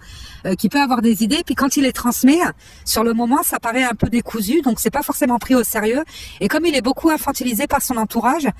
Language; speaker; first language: French; native; French